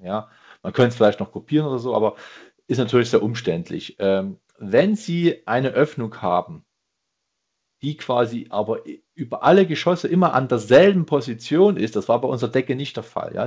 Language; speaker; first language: German; native; German